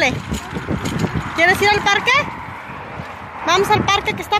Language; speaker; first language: Spanish; native; Spanish